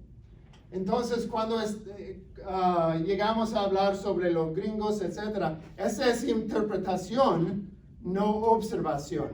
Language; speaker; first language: Spanish; non-native, fluent; English